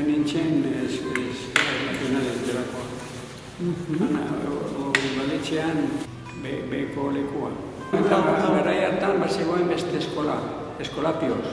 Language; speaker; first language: Basque; non-native, local second language; Spanish